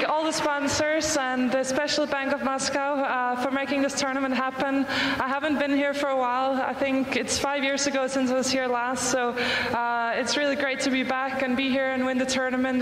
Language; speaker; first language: English; non-native, fluent; Polish